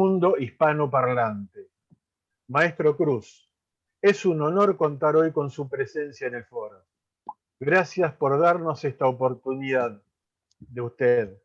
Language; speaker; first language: Spanish; native; Spanish